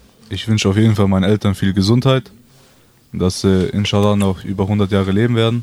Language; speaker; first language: German; early bilingual, other home language; Albanian